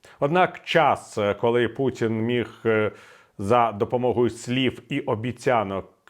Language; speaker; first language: Ukrainian; non-native, local second language; Russian